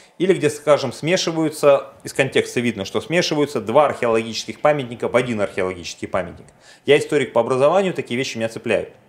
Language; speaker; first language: Russian; native; Russian